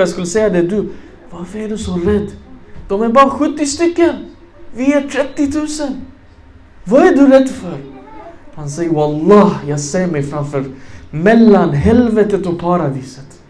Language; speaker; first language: Swedish; non-native, fluent; Arabic